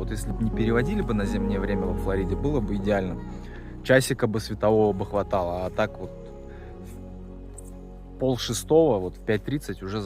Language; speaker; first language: Russian; native; Russian